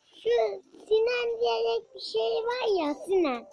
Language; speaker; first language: Turkish; native; Turkish